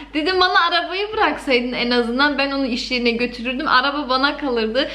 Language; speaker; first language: Turkish; early bilingual, heritage; Turkish